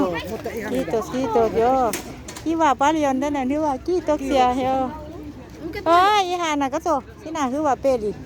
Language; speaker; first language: Finnish; non-native, learner; Thai